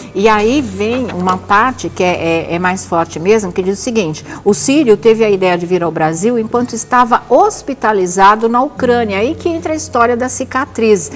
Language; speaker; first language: Portuguese; native; Portuguese